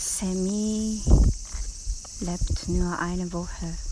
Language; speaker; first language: German; non-native, learner; Japanese